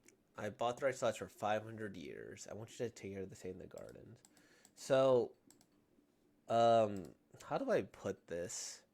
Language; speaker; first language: English; native; English